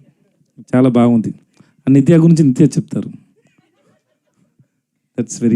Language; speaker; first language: Telugu; non-native, learner; Tamil